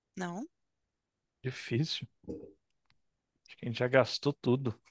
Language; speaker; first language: Portuguese; native; Portuguese